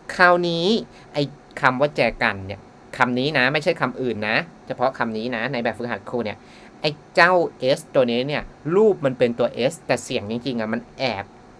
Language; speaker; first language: Thai; native; Thai